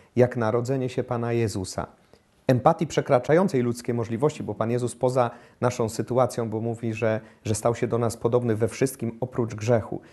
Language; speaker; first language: Polish; native; Polish